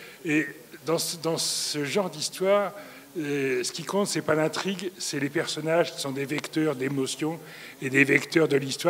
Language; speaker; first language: French; native; French